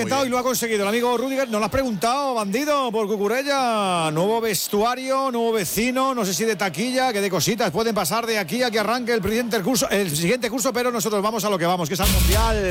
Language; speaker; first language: Spanish; native; Spanish